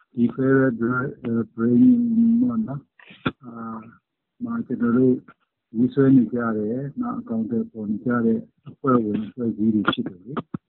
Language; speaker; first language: Burmese; non-native, local second language; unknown